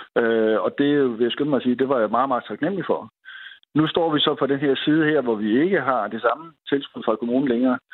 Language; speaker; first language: Danish; native; Danish